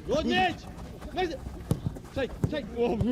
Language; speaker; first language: German; non-native, learner; Catalan